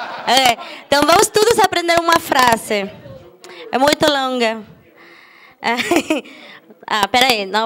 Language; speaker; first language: Portuguese; non-native, fluent; German